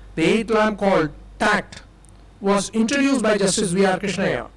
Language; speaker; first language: English; non-native, local second language; Tamil